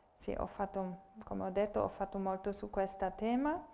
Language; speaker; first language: Italian; non-native, fluent; German